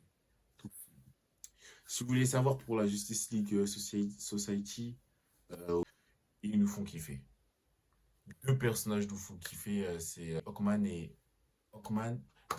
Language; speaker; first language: French; native; French